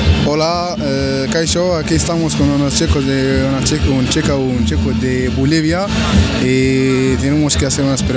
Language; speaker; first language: Spanish; non-native, learner; Arabic